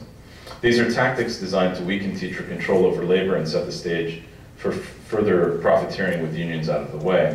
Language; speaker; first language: English; native; English